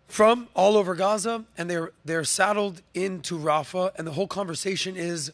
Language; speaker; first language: English; native; English